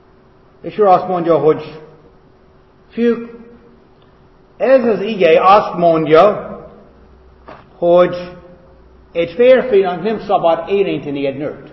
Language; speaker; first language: Hungarian; non-native, fluent; English